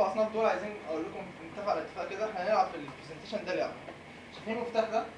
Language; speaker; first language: Arabic; native; Arabic